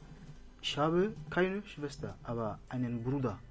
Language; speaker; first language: German; non-native, fluent; French